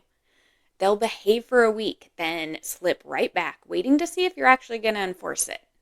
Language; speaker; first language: English; native; English